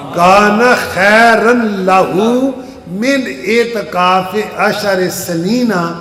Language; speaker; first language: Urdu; non-native, local second language; Punjabi